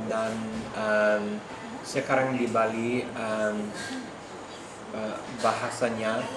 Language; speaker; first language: Indonesian; non-native, learner; English